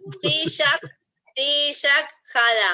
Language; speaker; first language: Spanish; non-native, learner; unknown